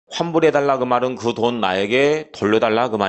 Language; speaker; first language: Korean; native; Korean